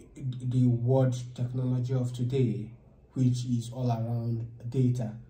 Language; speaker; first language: English; non-native, local second language; Igbo